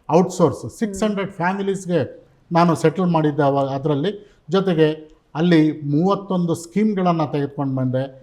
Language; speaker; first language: Kannada; non-native, local second language; Urdu